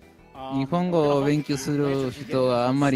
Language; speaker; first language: Japanese; non-native, learner; Spanish